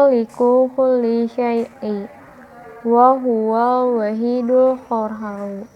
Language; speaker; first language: Arabic; non-native, learner; Indonesian